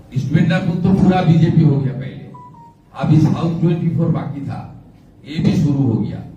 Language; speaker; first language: Hindi; non-native, local second language; Bangla